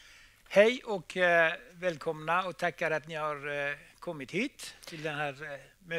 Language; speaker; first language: Swedish; non-native, fluent; Persian